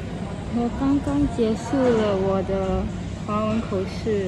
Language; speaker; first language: Chinese; non-native, local second language; English